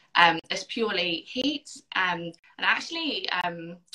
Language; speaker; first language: English; native; English